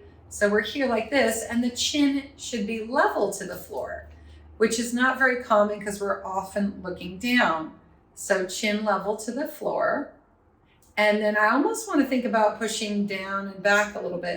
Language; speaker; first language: English; native; English